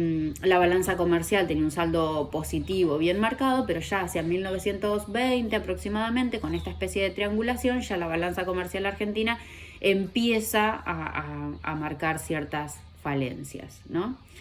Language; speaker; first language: Spanish; native; Spanish